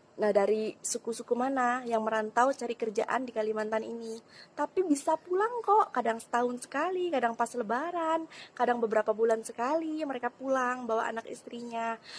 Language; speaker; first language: Indonesian; non-native, local second language; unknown